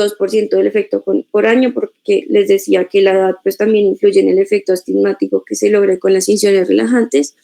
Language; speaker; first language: Spanish; native; Spanish